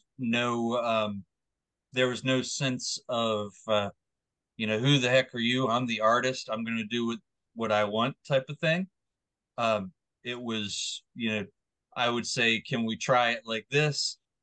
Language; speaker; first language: English; native; English